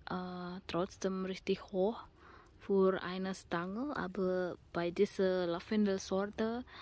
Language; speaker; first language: German; non-native, learner; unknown